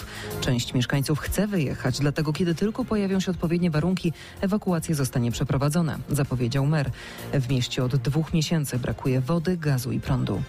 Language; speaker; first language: Polish; native; Polish